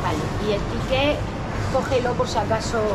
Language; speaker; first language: Spanish; native; Spanish